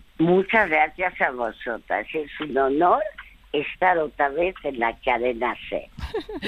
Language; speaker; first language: Spanish; early bilingual, other home language; French